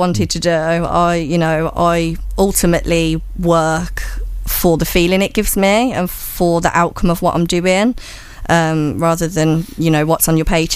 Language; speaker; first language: English; native; English